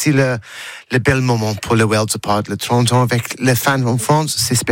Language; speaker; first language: French; non-native, learner; English